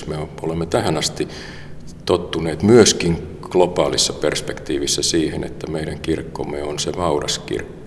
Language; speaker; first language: Finnish; native; Finnish